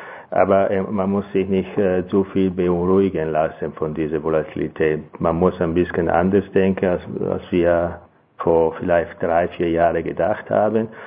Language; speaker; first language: German; non-native, fluent; Italian